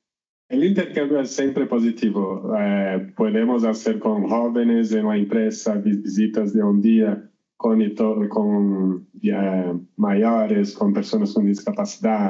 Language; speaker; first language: Spanish; non-native, learner; Portuguese